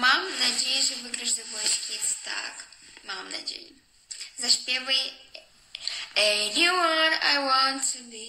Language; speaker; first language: Polish; non-native, learner; Russian